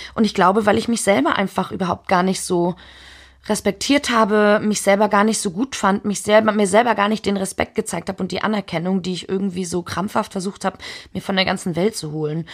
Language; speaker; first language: German; early bilingual, heritage; German